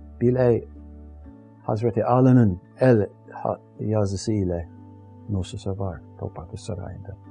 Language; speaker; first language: Turkish; non-native, fluent; English